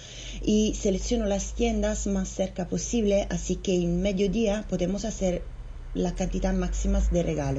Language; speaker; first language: Spanish; non-native, fluent; Italian